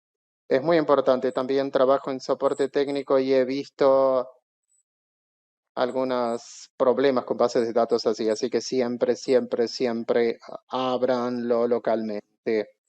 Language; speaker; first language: Spanish; non-native, fluent; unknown